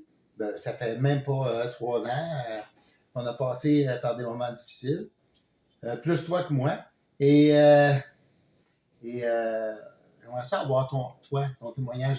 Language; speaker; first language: French; native; French